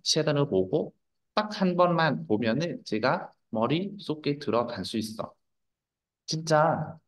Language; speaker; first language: Korean; non-native, fluent; Vietnamese